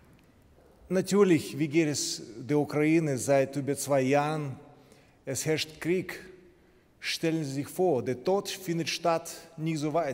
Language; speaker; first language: German; non-native, fluent; Ukrainian